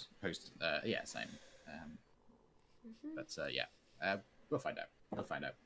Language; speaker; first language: English; native; English